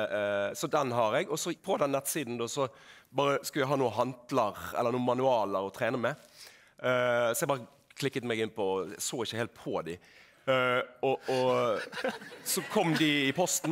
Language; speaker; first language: Norwegian; native; Norwegian